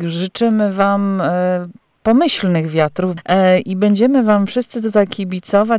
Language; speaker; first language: Polish; native; Polish